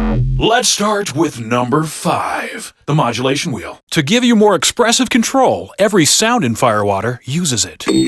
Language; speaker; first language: English; native; English